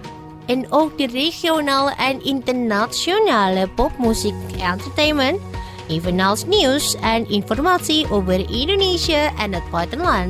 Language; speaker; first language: Dutch; non-native, fluent; Indonesian